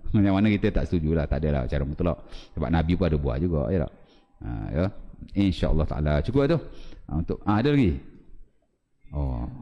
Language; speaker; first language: Malay; native; Malay